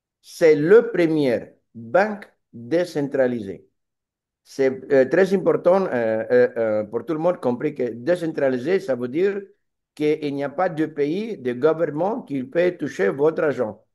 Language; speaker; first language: French; non-native, learner; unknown